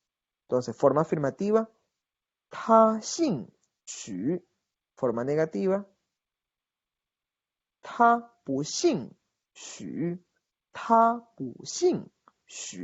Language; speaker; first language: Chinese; non-native, fluent; Spanish